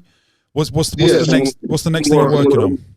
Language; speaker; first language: English; native; English